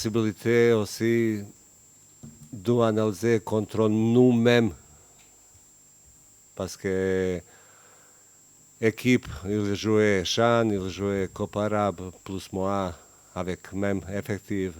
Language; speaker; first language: French; non-native, learner; Bosnian